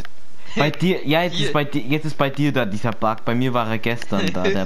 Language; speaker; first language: German; native; German